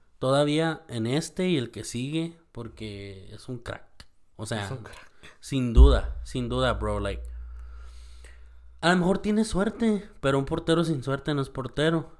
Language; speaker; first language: Spanish; early bilingual, heritage; Spanish